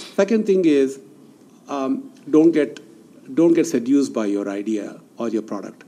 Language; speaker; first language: English; non-native, local second language; Kannada